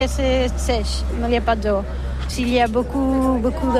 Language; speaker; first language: French; non-native, learner; Catalan